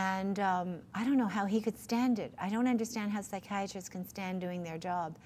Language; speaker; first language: English; native; English